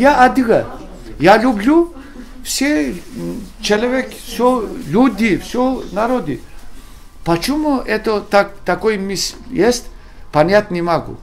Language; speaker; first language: Russian; non-native, learner; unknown